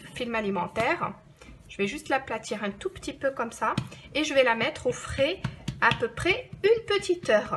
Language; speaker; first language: French; non-native, local second language; Arabic